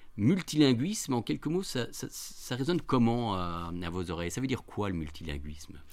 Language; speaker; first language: French; native; French